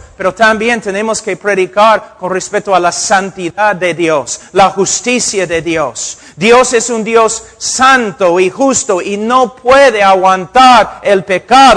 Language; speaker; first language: Spanish; non-native, fluent; English